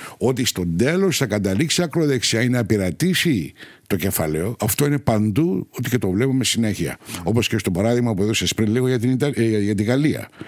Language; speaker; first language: Greek; non-native, local second language; Turkish